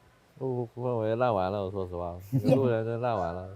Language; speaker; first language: Chinese; native; Chinese